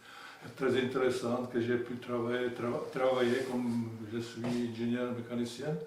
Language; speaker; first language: French; non-native, fluent; Czech